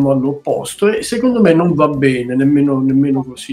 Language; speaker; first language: Italian; native; Italian